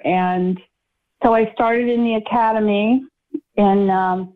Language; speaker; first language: English; native; English